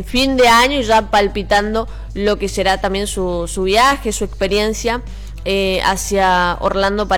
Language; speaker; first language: Spanish; native; Spanish